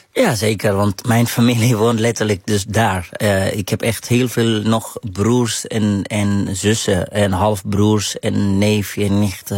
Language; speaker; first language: Dutch; non-native, fluent; Arabic